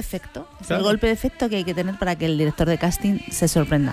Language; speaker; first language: Spanish; native; Spanish